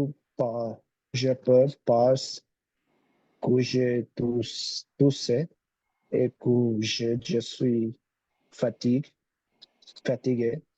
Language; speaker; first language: French; non-native, learner; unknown